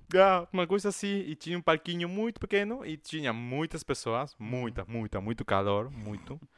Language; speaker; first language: Portuguese; non-native, fluent; Spanish